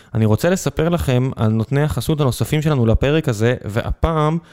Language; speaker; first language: Hebrew; native; Hebrew